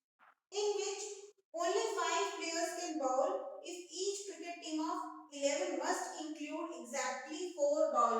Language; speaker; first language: English; non-native, local second language; Hindi